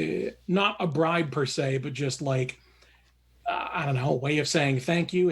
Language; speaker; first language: English; native; English